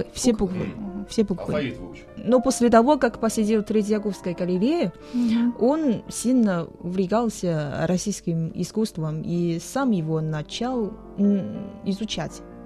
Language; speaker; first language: Russian; non-native, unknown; Chinese